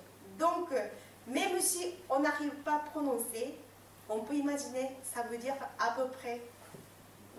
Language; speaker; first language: French; non-native, fluent; Japanese